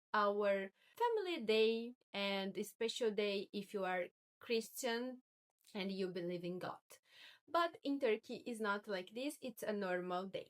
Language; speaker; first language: English; non-native, learner; Portuguese